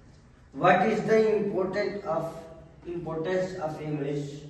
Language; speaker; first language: English; non-native, learner; Hindi